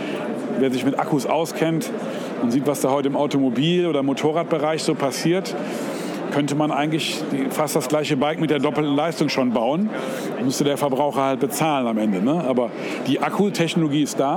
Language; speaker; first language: German; native; German